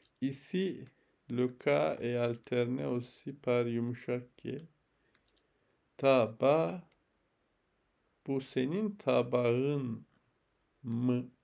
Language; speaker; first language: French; non-native, fluent; Turkish